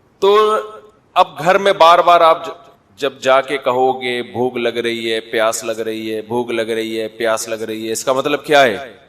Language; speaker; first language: Urdu; native; Urdu